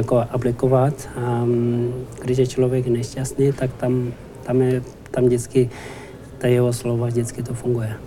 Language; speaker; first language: Czech; non-native, learner; Tibetan